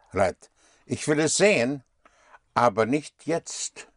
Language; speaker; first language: German; non-native, fluent; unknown